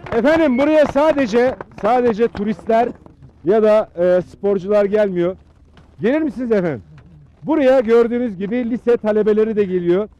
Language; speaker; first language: Turkish; native; Turkish